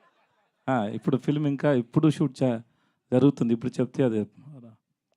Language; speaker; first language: Telugu; non-native, learner; Tamil